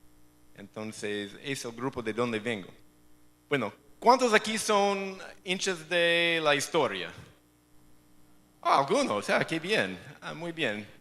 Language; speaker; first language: Spanish; non-native, fluent; English